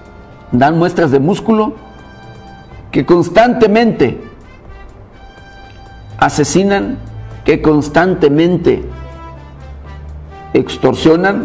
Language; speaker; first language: Spanish; native; Spanish